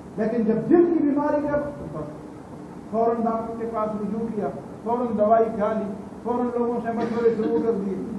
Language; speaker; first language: Urdu; non-native, local second language; Pashto